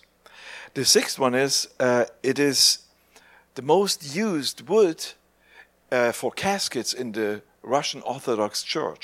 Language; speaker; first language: English; non-native, fluent; German